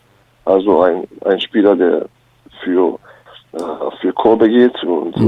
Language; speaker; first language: German; early bilingual, other home language; Bosnian